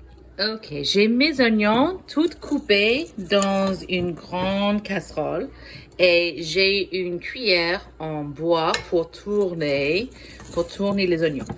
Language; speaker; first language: French; non-native, fluent; English